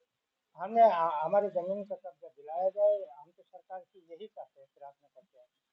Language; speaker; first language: Hindi; native; Hindi